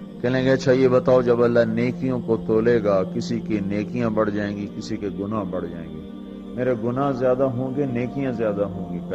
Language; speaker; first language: Urdu; non-native, local second language; Punjabi